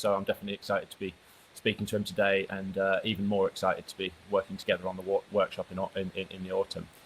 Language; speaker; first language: English; native; English